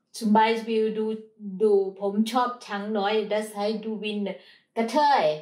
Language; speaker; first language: German; non-native, learner; Thai